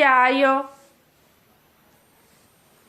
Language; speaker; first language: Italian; non-native, fluent; Urdu